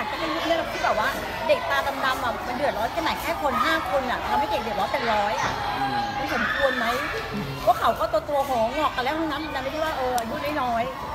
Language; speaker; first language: Thai; native; Thai